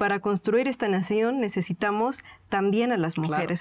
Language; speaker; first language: Spanish; native; Spanish